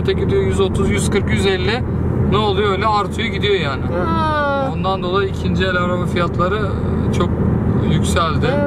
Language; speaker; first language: Turkish; native; Turkish